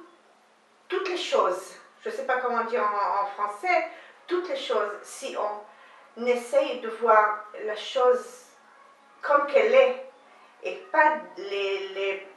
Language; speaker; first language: French; non-native, learner; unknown